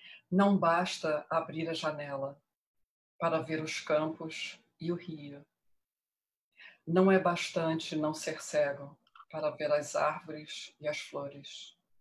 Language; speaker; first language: Portuguese; early bilingual, heritage; Portuguese